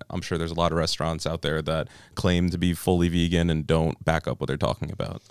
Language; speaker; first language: English; native; English